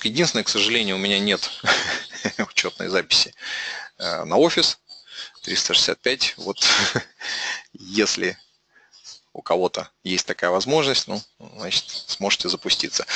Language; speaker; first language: Russian; native; Russian